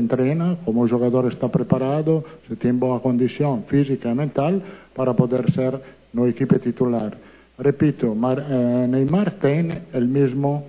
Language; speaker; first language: Portuguese; non-native, learner; Italian